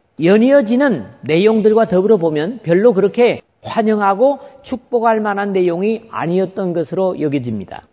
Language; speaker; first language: Korean; native; Korean